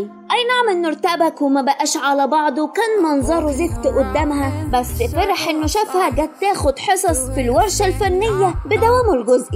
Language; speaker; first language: Arabic; native; Arabic